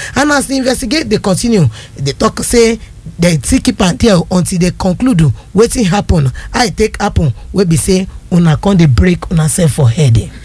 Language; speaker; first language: Nigerian Pidgin; non-native, local second language; Yoruba